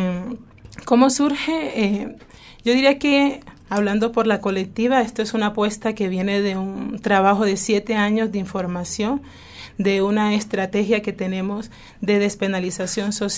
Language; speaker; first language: Spanish; native; Spanish